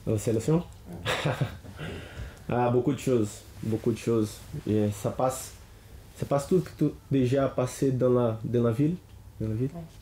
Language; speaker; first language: French; non-native, learner; Portuguese